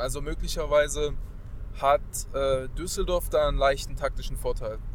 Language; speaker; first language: German; native; German